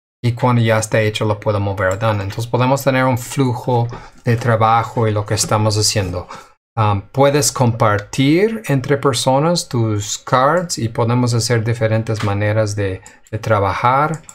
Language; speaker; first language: Spanish; non-native, fluent; English